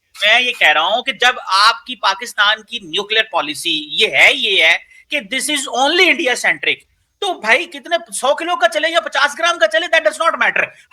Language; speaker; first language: Urdu; non-native, local second language; Punjabi